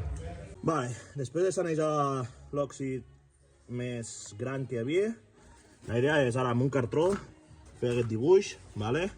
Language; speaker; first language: Catalan; native; Catalan